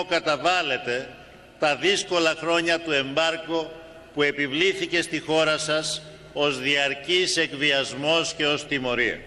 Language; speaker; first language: Greek; native; Greek